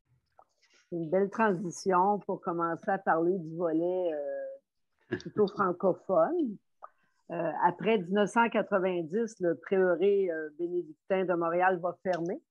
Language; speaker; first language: French; native; French